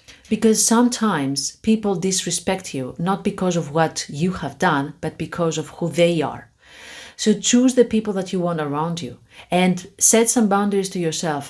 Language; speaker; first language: English; non-native, fluent; Greek